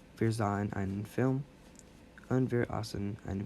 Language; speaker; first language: German; non-native, learner; English